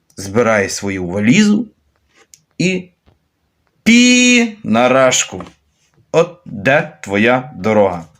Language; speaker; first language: Ukrainian; native; Ukrainian